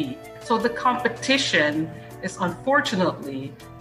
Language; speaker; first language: English; non-native, fluent; Dutch